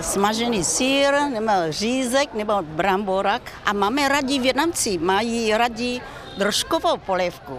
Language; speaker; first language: Czech; non-native, fluent; Vietnamese